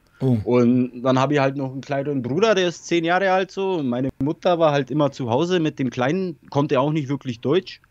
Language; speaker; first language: German; early bilingual, other home language; Polish